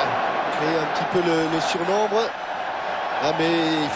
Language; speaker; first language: French; native; French